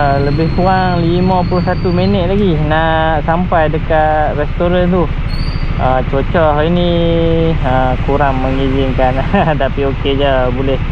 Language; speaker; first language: Malay; native; Malay